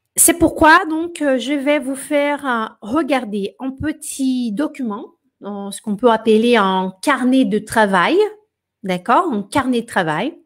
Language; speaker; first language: French; non-native, fluent; Portuguese